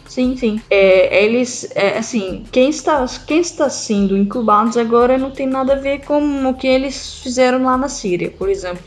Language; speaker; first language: Portuguese; non-native, learner; Arabic